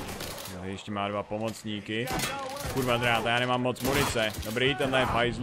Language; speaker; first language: Czech; native; Czech